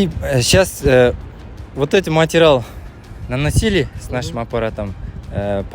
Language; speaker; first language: Russian; non-native, local second language; Kazakh